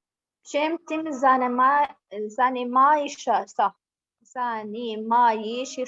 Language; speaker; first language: Russian; non-native, learner; Arabic